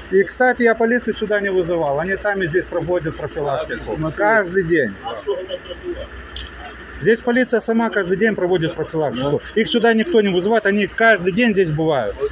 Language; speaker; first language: Russian; native; Russian